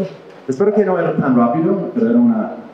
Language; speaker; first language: Spanish; non-native, fluent; English